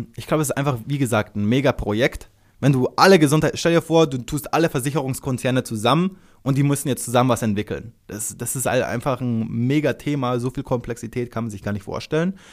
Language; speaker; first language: German; early bilingual, other home language; Croatian